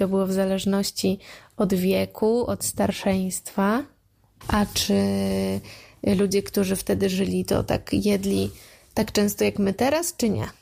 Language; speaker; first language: Polish; native; Polish